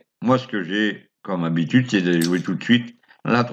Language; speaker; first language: French; native; French